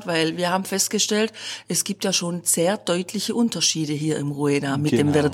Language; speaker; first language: German; native; German